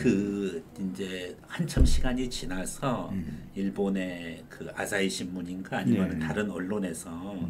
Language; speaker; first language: Korean; native; Korean